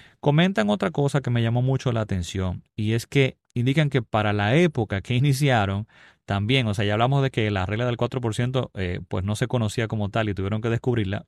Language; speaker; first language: Spanish; native; Spanish